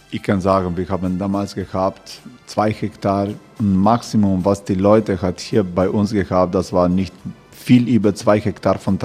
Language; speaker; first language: German; non-native, learner; Croatian